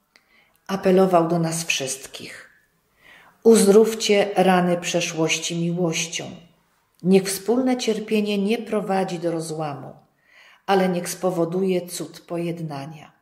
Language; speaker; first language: Polish; native; Polish